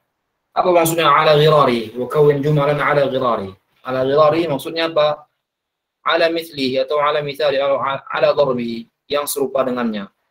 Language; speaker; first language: Indonesian; native; Indonesian